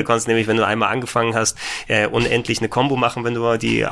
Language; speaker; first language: German; native; German